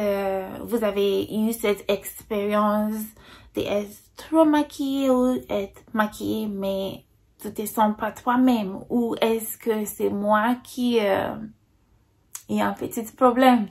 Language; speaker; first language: French; non-native, fluent; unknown